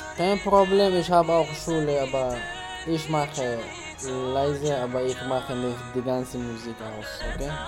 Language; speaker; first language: German; non-native, learner; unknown